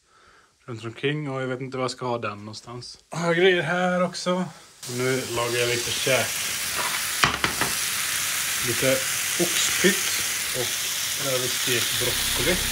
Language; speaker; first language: Swedish; native; Swedish